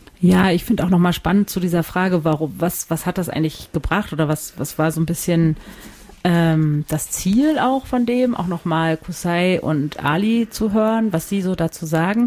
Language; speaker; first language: German; native; German